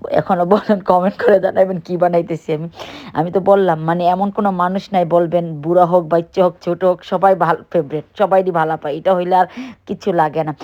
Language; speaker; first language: Bangla; native; Bangla